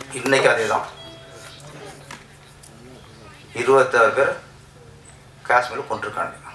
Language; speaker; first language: Tamil; native; Tamil